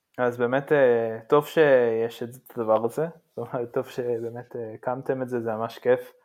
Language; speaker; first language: Hebrew; native; Hebrew